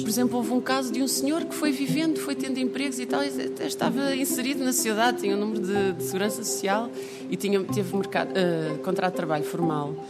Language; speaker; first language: Portuguese; native; Portuguese